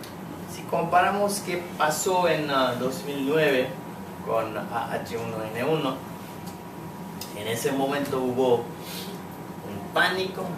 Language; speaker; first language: Spanish; non-native, fluent; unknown